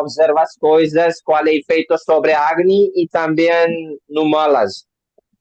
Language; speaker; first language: Portuguese; non-native, learner; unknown